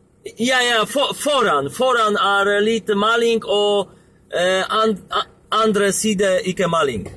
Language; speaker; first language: Swedish; non-native, learner; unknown